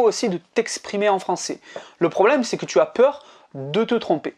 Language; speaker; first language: French; native; French